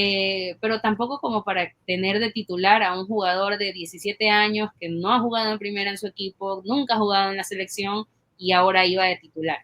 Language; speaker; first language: Spanish; native; Spanish